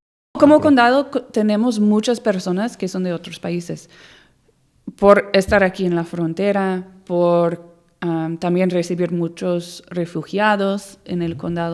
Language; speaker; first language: Spanish; non-native, fluent; English